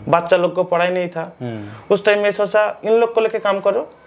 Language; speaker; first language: Hindi; non-native, local second language; Bangla